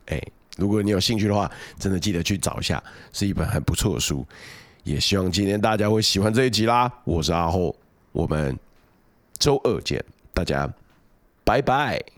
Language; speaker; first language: Chinese; native; Chinese